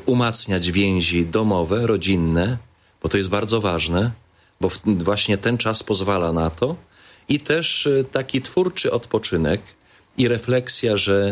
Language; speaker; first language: Polish; native; Polish